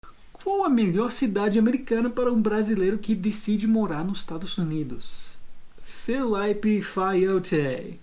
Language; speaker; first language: Portuguese; non-native, fluent; English